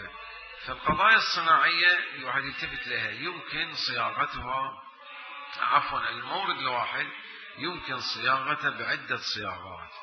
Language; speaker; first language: Arabic; native; Arabic